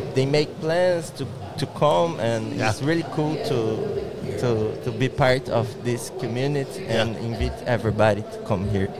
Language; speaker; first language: English; non-native, learner; Portuguese